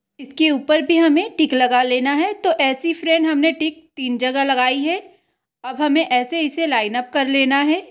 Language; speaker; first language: Hindi; native; Hindi